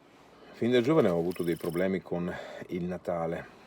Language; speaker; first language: Italian; native; Italian